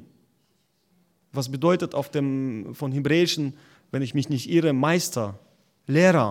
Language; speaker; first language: German; non-native, fluent; Russian